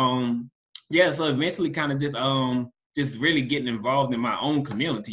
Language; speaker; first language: English; native; English